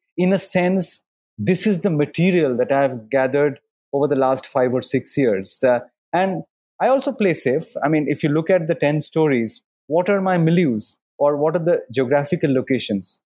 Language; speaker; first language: English; non-native, local second language; Bangla